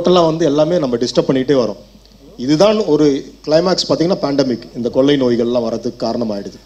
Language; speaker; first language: Tamil; native; Tamil